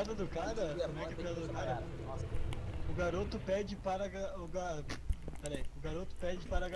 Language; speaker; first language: Portuguese; native; Portuguese